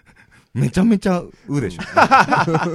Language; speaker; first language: Japanese; native; Japanese